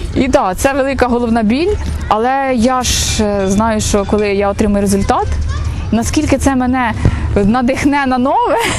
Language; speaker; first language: Ukrainian; native; Ukrainian